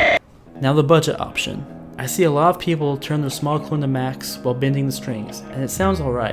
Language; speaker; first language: English; native; English